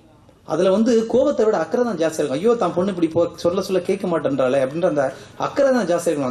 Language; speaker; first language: Tamil; native; Tamil